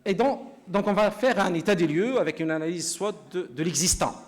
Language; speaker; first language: French; non-native, local second language; Arabic